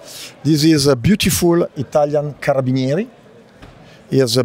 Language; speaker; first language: English; non-native, learner; Italian